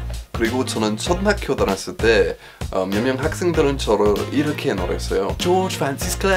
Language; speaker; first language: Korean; non-native, fluent; English